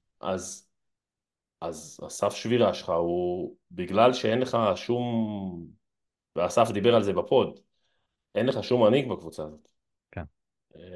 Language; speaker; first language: Hebrew; native; Hebrew